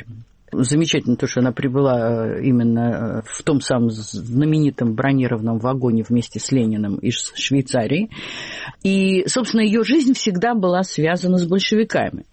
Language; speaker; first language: Russian; native; Russian